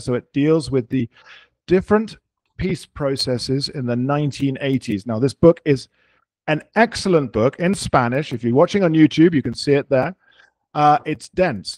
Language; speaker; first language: English; native; English